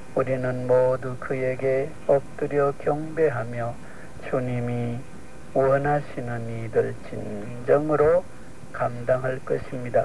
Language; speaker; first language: Korean; native; Korean